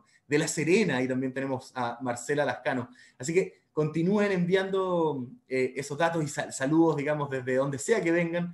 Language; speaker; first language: Spanish; native; Spanish